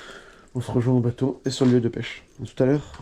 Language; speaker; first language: French; native; French